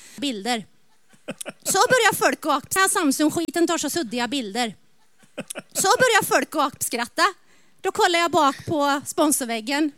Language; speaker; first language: Swedish; native; Swedish